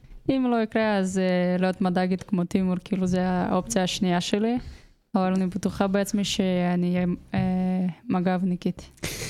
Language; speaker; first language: Hebrew; non-native, fluent; Russian